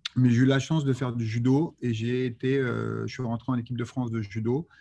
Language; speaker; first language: French; native; French